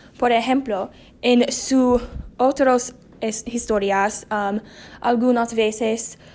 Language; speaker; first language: Spanish; non-native, learner; English